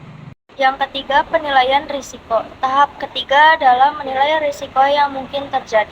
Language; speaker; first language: Indonesian; native; Indonesian